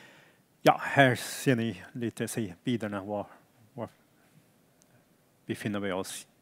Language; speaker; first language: Swedish; non-native, fluent; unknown